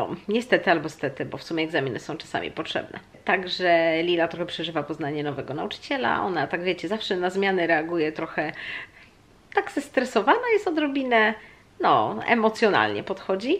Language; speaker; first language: Polish; native; Polish